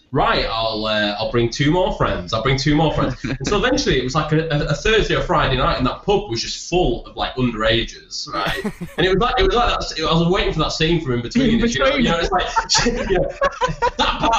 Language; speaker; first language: English; native; English